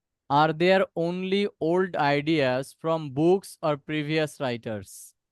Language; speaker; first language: English; non-native, local second language; Bangla